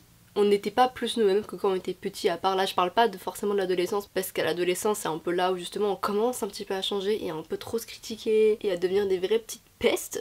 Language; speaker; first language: French; native; French